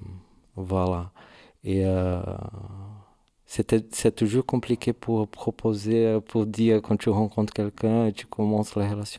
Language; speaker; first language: French; non-native, learner; Portuguese